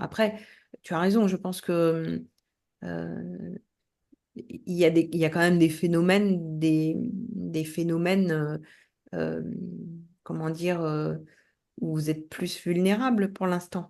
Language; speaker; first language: French; native; French